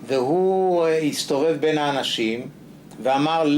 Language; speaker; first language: Hebrew; non-native, fluent; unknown